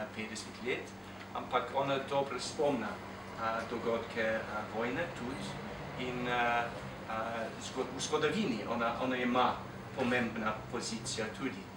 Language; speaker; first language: Slovenian; non-native, fluent; English